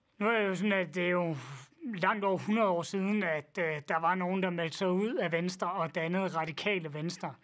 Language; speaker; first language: Danish; native; Danish